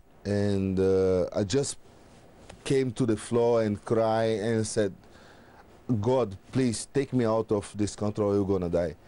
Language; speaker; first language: English; non-native, learner; Portuguese